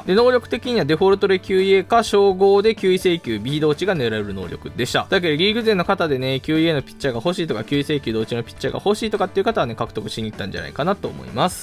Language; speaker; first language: Japanese; native; Japanese